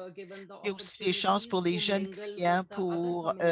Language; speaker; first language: French; non-native, fluent; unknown